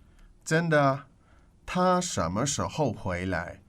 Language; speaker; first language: Chinese; non-native, learner; English